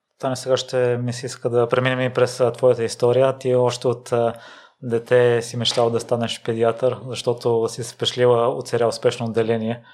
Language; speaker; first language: Bulgarian; native; Bulgarian